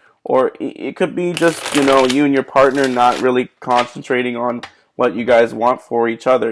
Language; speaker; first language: English; native; English